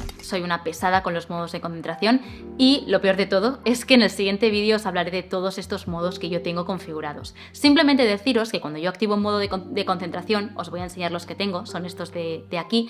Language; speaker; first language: Spanish; native; Spanish